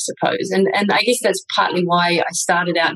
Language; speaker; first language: English; native; English